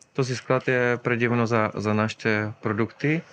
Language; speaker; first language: Bulgarian; non-native, fluent; Czech